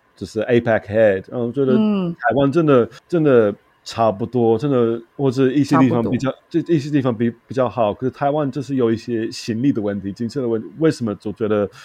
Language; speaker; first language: Chinese; non-native, fluent; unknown